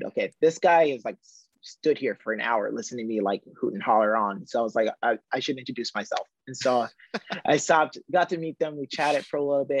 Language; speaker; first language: English; native; English